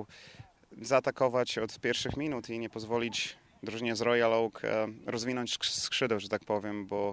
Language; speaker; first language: Polish; native; Polish